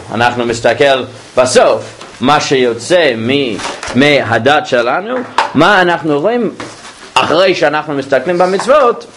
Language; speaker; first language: Hebrew; non-native, fluent; English